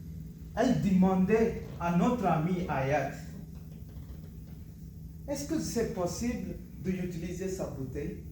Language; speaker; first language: French; non-native, learner; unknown